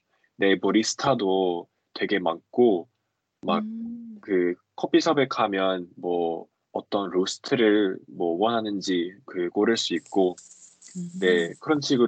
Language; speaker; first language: Korean; non-native, fluent; English